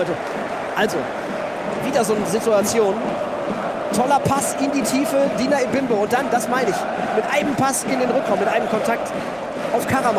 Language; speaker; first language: German; native; German